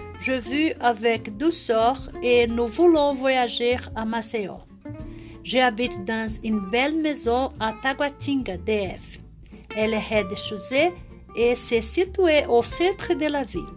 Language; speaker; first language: French; non-native, learner; Portuguese